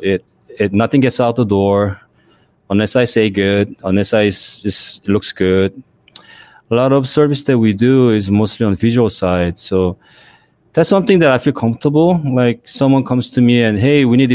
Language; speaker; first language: English; non-native, fluent; Korean